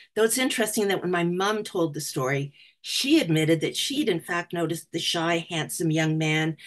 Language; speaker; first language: English; native; English